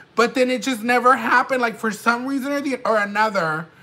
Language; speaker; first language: English; early bilingual, other home language; Spanish